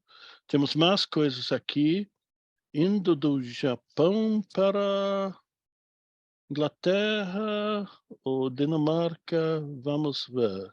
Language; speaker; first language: Portuguese; non-native, fluent; English